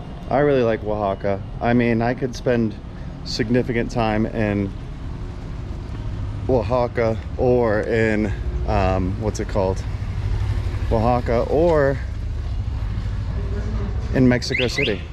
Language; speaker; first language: English; native; English